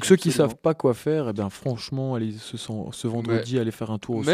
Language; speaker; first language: French; native; French